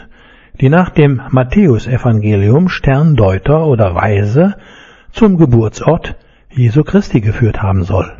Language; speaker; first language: German; native; German